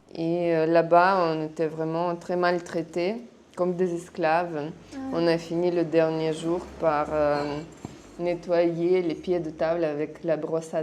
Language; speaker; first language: French; non-native, fluent; Russian